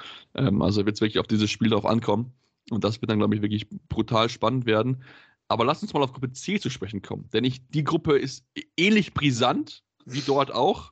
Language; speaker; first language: German; native; German